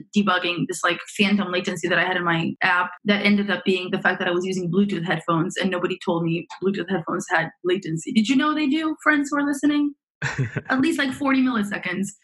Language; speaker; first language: English; early bilingual, other home language; Romanian